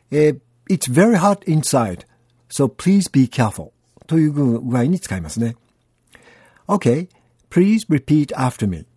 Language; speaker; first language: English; non-native, learner; Japanese